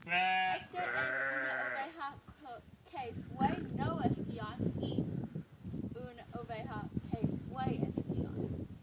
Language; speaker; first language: Spanish; non-native, learner; English